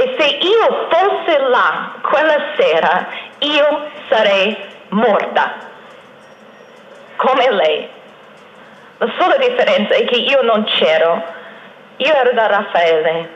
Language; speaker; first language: Italian; non-native, fluent; English